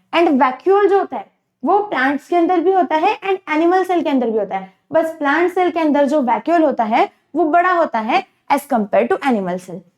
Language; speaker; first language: Hindi; non-native, local second language; Marathi